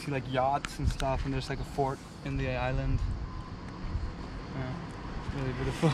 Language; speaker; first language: English; non-native, fluent; Spanish